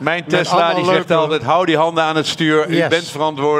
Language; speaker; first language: Dutch; native; Dutch